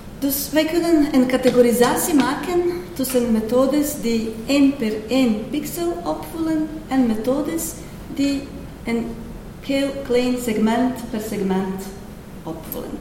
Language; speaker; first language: Dutch; non-native, fluent; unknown